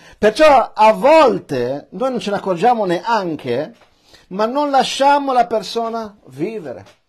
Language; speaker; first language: Italian; early bilingual, other home language; Persian